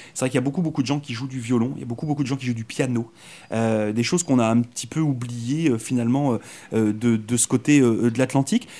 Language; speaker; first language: French; native; French